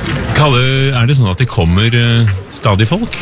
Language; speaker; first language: Norwegian; native; Norwegian